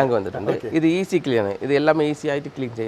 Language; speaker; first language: Malayalam; non-native, learner; Tamil